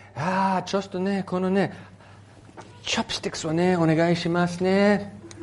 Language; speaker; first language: Japanese; non-native, learner; English